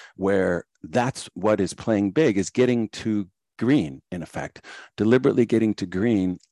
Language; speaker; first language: English; native; English